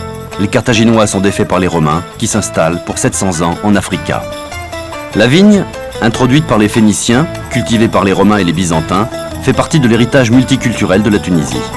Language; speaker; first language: French; native; French